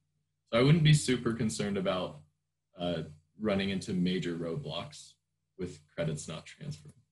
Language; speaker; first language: English; native; English